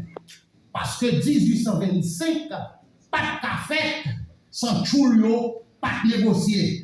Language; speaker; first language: French; non-native, local second language; Haitian Creole